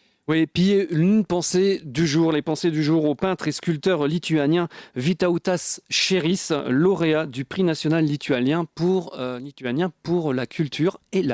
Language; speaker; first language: French; native; French